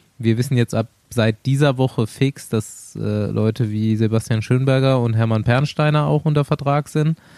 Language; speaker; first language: German; native; German